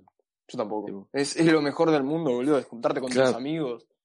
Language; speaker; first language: Spanish; native; Spanish